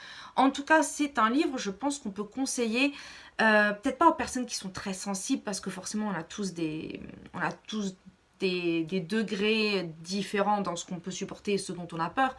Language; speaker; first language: French; native; French